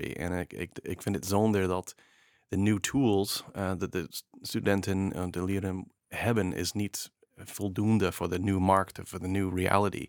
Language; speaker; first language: Dutch; non-native, fluent; English